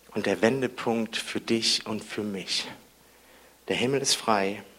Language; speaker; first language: German; native; German